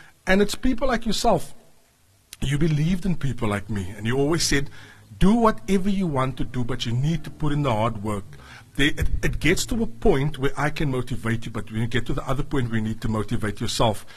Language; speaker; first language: English; non-native, local second language; Afrikaans